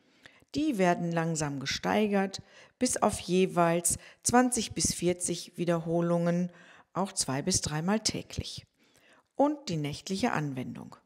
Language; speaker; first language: German; native; German